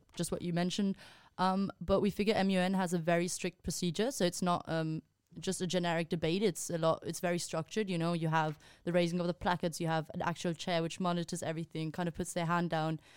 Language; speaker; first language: English; non-native, fluent; Spanish